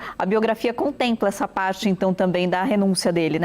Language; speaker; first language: Portuguese; native; Portuguese